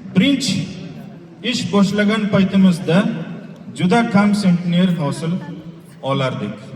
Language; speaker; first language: Uzbek; non-native, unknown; Kannada